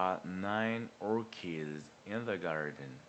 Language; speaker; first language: English; non-native, learner; Korean